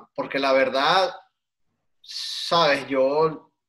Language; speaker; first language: Spanish; native; Spanish